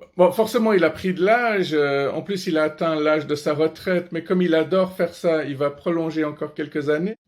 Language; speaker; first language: French; non-native, fluent; Persian